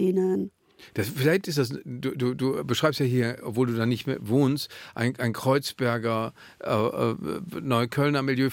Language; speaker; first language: German; native; German